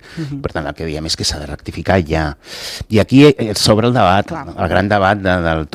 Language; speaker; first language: Catalan; native; Catalan